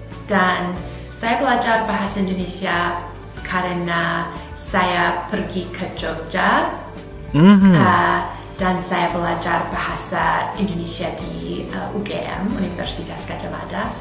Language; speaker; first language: Indonesian; non-native, learner; English